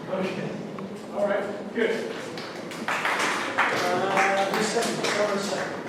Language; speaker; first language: English; native; English